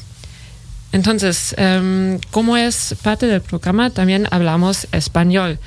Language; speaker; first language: Spanish; non-native, fluent; German